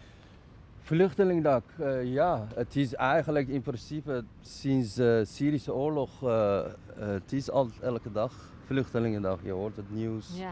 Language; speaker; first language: Dutch; non-native, fluent; Persian